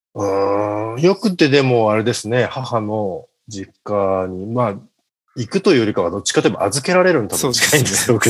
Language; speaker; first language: Japanese; native; Japanese